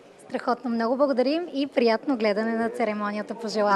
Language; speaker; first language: Bulgarian; native; Bulgarian